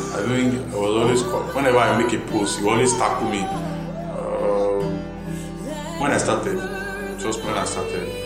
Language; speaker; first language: English; non-native, local second language; Yoruba